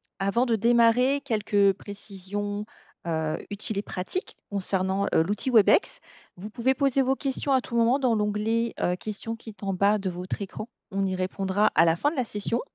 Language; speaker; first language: French; native; French